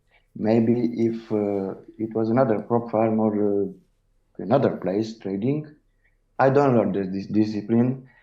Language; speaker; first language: English; non-native, learner; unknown